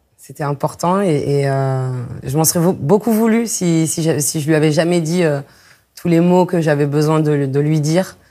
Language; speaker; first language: French; native; French